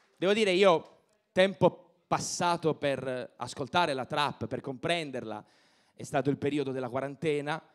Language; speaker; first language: Italian; native; Italian